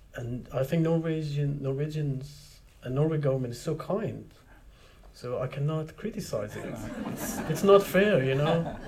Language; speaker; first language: English; non-native, fluent; Persian